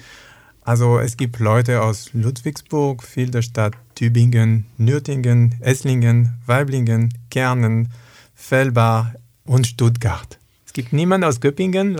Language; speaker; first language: German; non-native, learner; French